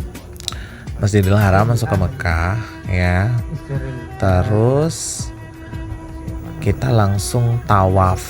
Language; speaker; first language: Indonesian; native; Indonesian